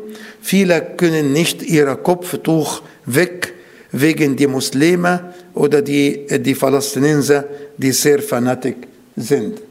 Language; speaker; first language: German; non-native, fluent; Arabic